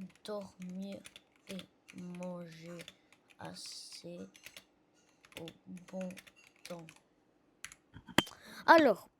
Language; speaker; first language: French; non-native, learner; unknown